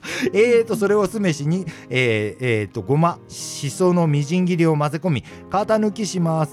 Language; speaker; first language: Japanese; native; Japanese